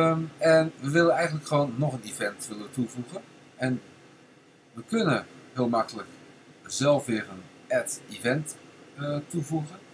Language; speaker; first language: Dutch; native; Dutch